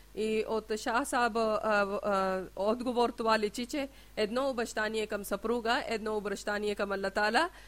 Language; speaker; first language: Bulgarian; non-native, learner; Urdu